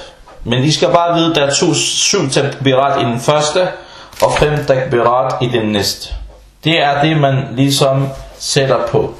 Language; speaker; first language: Danish; non-native, fluent; Arabic